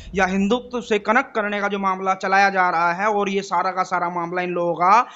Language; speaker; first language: Hindi; native; Hindi